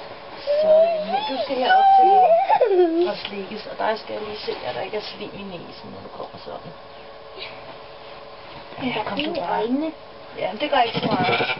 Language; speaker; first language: Danish; native; Danish